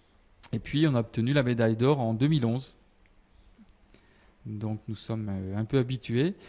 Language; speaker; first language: French; native; French